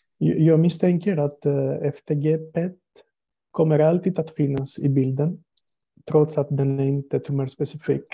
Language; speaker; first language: Swedish; non-native, fluent; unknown